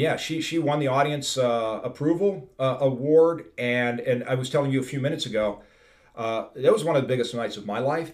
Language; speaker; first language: English; native; English